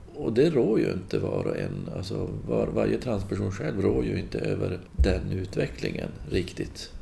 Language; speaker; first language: Swedish; native; Swedish